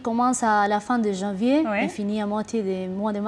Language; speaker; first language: French; non-native, fluent; Spanish